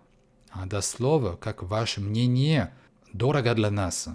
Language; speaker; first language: Russian; non-native, fluent; French